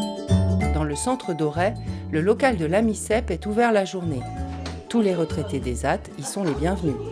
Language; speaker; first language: French; native; French